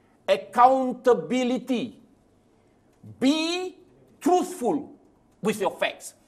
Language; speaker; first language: English; non-native, local second language; Malay